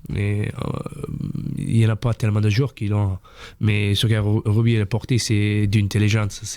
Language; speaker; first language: French; non-native, fluent; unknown